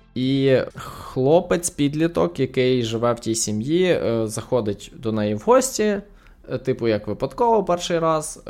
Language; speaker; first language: Ukrainian; native; Ukrainian